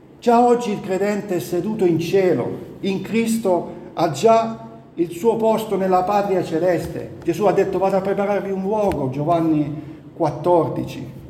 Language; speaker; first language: Italian; native; Italian